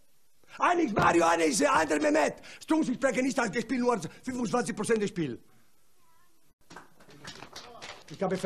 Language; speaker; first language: German; non-native, learner; Italian